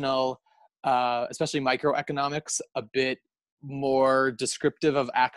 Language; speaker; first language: English; native; English